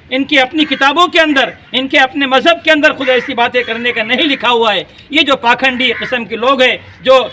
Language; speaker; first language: Urdu; native; Urdu